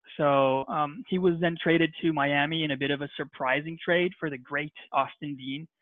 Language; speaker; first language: English; non-native, fluent; Spanish